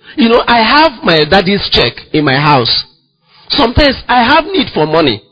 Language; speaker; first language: English; non-native, local second language; Igbo